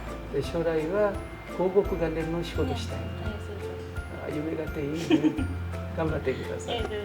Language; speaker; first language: Japanese; non-native, fluent; Korean